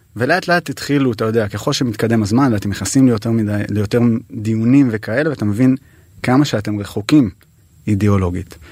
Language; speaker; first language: Hebrew; native; Hebrew